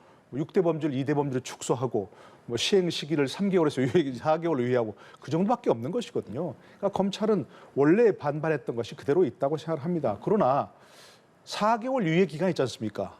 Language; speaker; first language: Korean; native; Korean